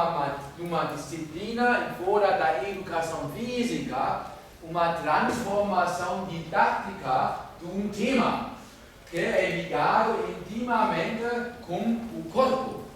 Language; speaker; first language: Portuguese; non-native, fluent; German